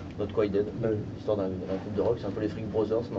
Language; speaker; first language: French; native; French